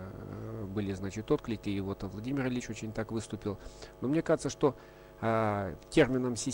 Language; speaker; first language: Russian; native; Russian